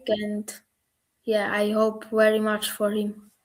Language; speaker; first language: English; non-native, learner; German